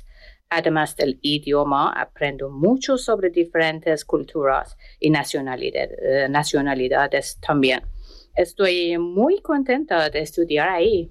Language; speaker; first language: Spanish; non-native, learner; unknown